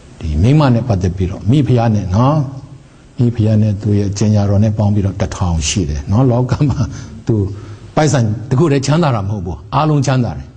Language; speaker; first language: Burmese; non-native, local second language; Tedim Chin